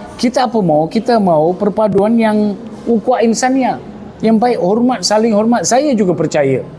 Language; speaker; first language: Malay; non-native, local second language; Tamil